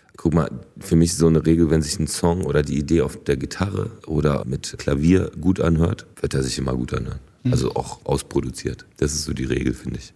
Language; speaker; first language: German; early bilingual, other home language; Polish